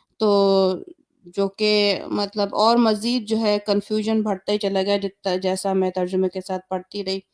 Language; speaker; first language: Urdu; native; Urdu